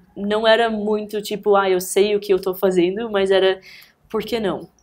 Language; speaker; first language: Portuguese; early bilingual, heritage; English